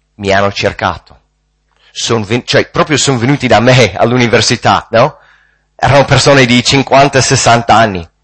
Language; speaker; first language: Italian; non-native, fluent; English